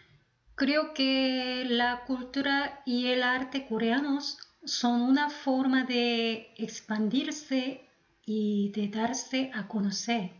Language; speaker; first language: Spanish; non-native, fluent; Korean